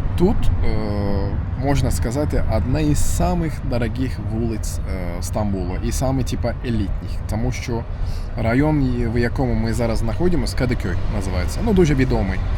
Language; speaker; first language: Ukrainian; non-native, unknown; Turkish